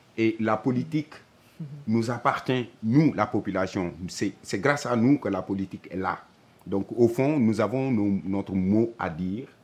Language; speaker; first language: French; non-native, local second language; Wolof